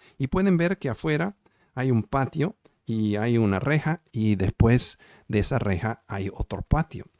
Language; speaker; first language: Spanish; non-native, fluent; Italian